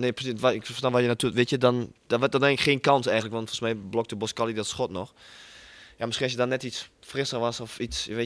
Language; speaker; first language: Dutch; native; Dutch